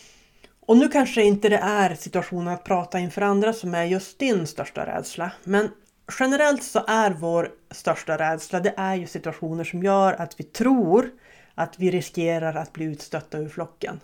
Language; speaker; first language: Swedish; native; Swedish